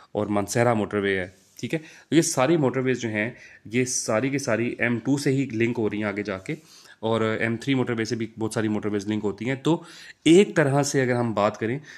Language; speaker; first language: Urdu; non-native, local second language; Punjabi